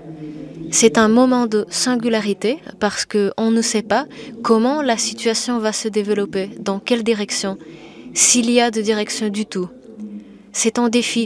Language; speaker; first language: French; non-native, fluent; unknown